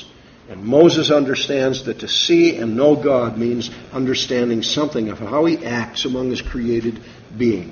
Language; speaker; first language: English; native; English